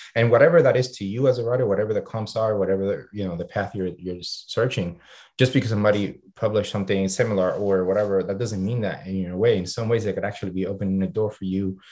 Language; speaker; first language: English; non-native, fluent; Spanish